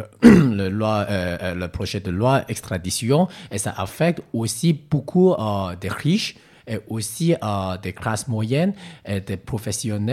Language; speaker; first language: French; non-native, learner; Cantonese